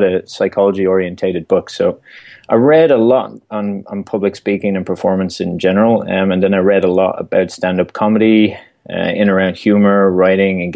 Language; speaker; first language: English; native; English